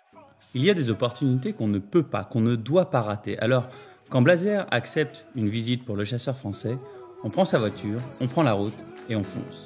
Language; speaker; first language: French; native; French